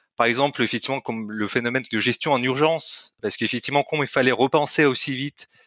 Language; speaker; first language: French; non-native, fluent; Russian